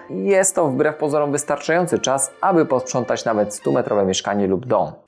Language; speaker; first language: Polish; native; Polish